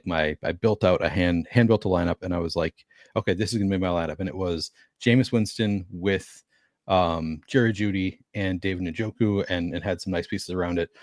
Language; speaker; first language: English; native; English